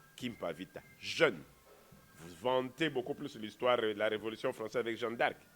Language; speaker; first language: French; non-native, local second language; Kongo